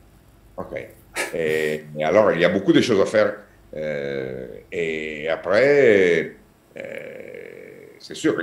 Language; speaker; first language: French; non-native, learner; Italian